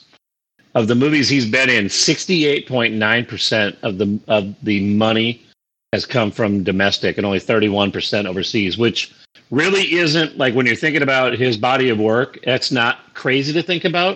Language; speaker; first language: English; native; English